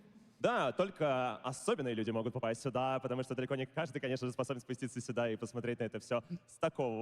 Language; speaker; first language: Russian; native; Russian